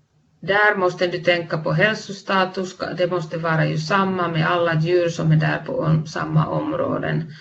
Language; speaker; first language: Swedish; non-native, fluent; Finnish